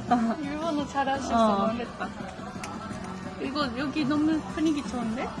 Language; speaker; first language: Korean; non-native, fluent; Japanese